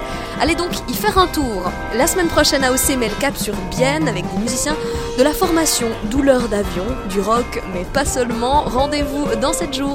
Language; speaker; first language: French; native; French